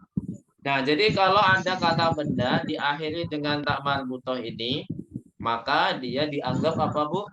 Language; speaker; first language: Indonesian; native; Indonesian